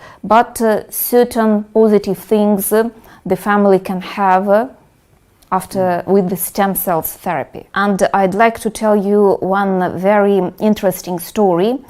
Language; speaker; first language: English; non-native, fluent; Russian